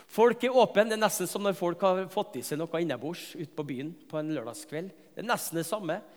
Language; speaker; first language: Norwegian; native; Norwegian